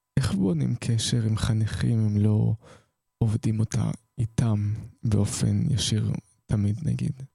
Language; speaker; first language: Hebrew; native; Hebrew